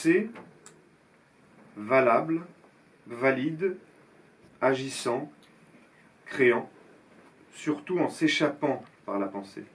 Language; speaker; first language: French; native; French